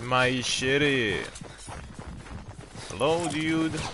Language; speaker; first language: English; non-native, learner; French